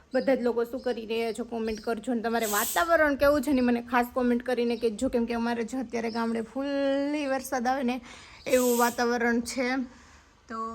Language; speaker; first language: Gujarati; native; Gujarati